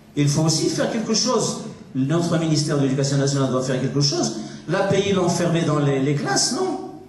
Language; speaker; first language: French; non-native, local second language; Arabic